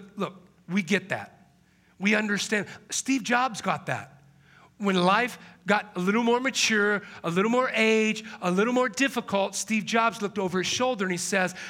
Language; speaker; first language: English; native; English